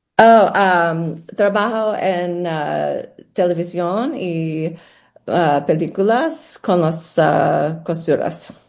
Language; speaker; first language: Spanish; non-native, learner; English